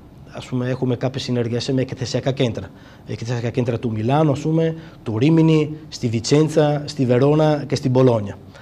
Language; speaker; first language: Greek; non-native, fluent; Italian